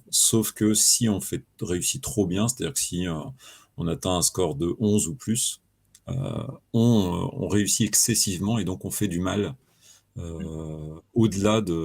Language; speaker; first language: French; native; French